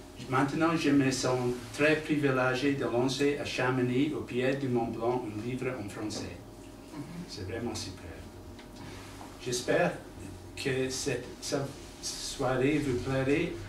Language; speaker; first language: French; non-native, learner; English